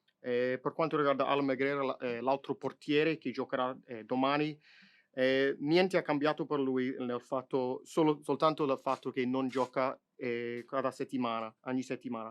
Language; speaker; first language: Italian; non-native, fluent; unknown